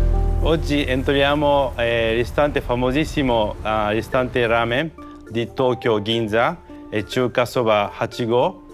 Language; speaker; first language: Italian; non-native, learner; Japanese